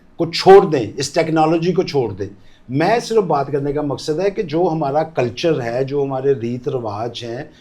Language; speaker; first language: Urdu; non-native, local second language; Punjabi